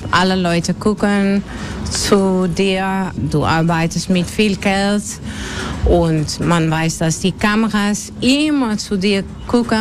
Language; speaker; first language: German; non-native, learner; Dutch